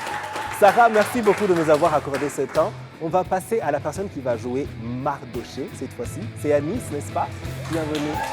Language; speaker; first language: French; non-native, local second language; Kinyarwanda